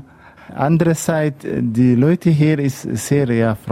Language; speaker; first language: German; non-native, learner; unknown